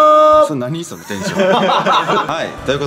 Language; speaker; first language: Japanese; native; Japanese